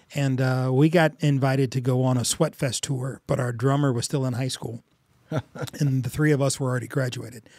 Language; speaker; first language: English; native; English